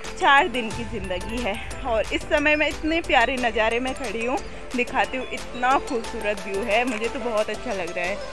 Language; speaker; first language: Hindi; native; Hindi